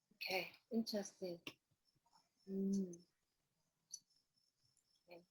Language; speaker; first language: English; non-native, fluent; Korean